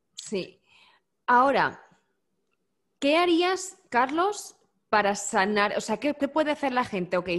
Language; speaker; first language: Spanish; native; Spanish